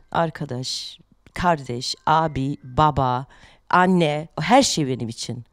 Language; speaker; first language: Turkish; non-native, fluent; German